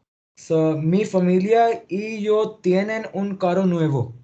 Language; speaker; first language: Spanish; non-native, learner; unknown